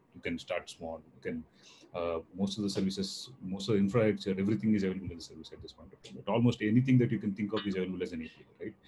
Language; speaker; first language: English; non-native, local second language; Telugu